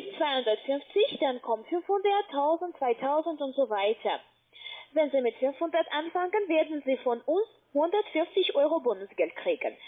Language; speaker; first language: German; non-native, learner; Russian